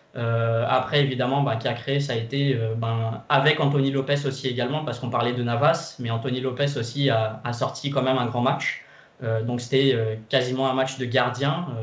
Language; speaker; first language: French; non-native, fluent; Portuguese